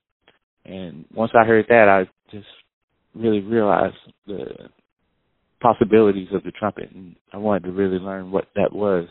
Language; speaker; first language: English; native; English